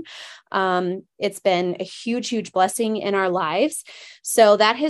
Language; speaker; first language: English; native; English